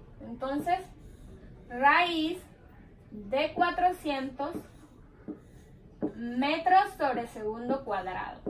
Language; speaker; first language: Spanish; native; Spanish